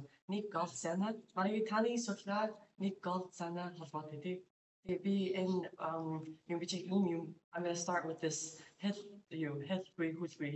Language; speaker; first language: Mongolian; non-native, learner; English